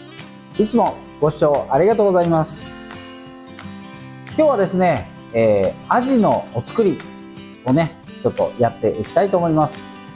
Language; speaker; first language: Japanese; native; Japanese